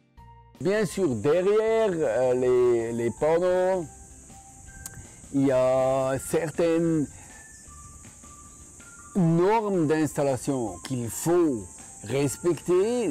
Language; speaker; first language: French; non-native, fluent; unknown